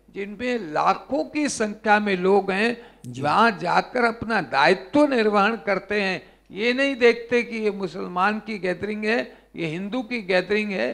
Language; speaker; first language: Hindi; native; Hindi